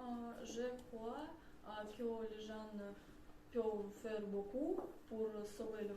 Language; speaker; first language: French; non-native, learner; Russian